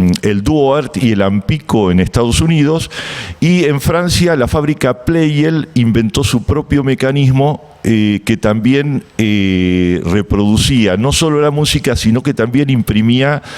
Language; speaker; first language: Spanish; native; Spanish